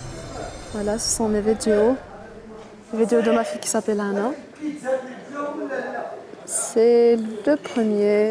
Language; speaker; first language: French; non-native, local second language; Arabic